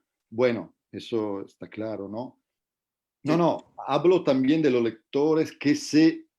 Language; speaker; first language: Spanish; non-native, fluent; Italian